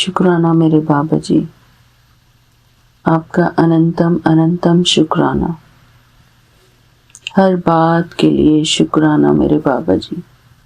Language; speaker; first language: Hindi; native; Hindi